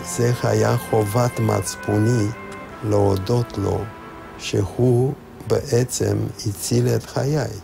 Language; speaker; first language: Hebrew; non-native, fluent; Romanian